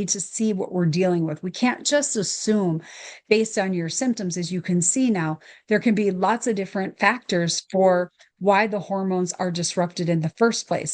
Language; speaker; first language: English; native; English